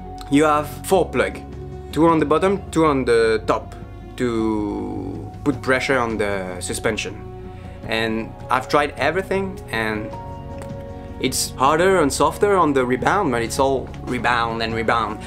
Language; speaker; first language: English; non-native, learner; French